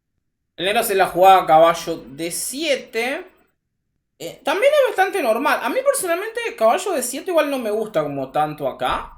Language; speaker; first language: Spanish; native; Spanish